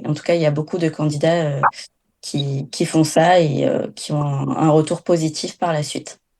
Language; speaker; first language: French; native; French